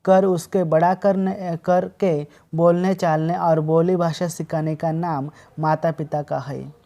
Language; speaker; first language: Hindi; non-native, local second language; Marathi